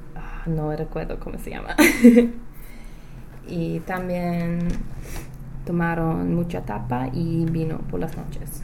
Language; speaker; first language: Spanish; non-native, learner; English